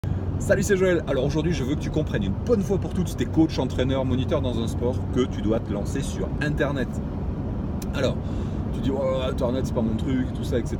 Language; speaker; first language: French; native; French